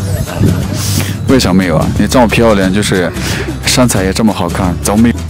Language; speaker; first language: Chinese; non-native, learner; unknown